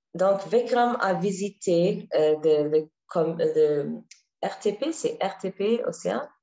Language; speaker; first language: French; non-native, learner; Arabic